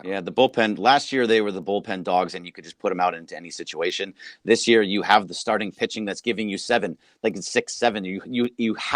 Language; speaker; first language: English; native; English